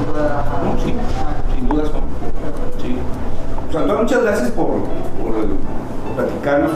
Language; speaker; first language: Spanish; native; Spanish